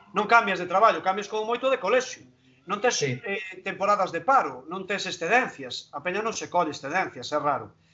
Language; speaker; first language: Galician; non-native, local second language; Spanish